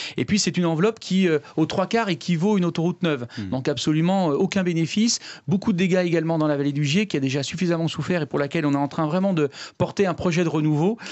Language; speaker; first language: French; native; French